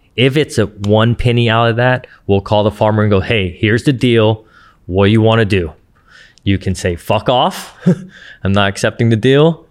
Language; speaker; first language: English; native; English